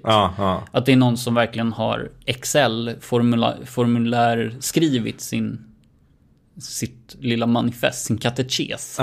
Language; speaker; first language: Swedish; native; Swedish